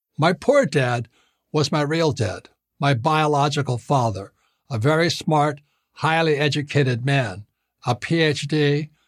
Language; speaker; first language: English; native; English